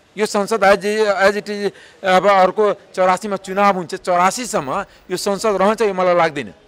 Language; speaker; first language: Nepali; non-native, local second language; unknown